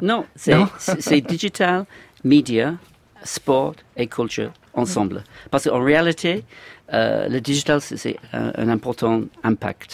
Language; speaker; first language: French; non-native, fluent; English